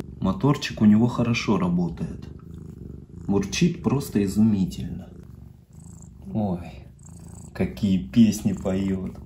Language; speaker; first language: Russian; native; Russian